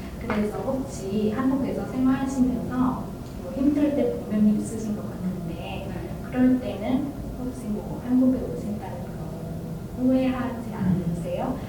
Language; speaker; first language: Korean; non-native, fluent; Vietnamese